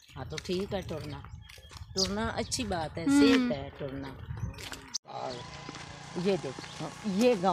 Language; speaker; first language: Hindi; non-native, local second language; Punjabi